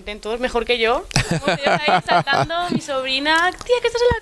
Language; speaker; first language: Spanish; native; Spanish